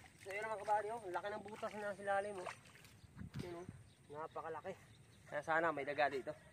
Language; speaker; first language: Filipino; non-native, local second language; Cebuano